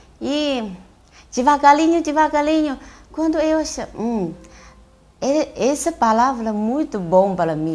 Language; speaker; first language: Portuguese; non-native, learner; Chinese